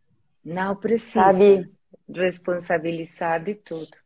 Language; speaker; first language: Portuguese; non-native, learner; Spanish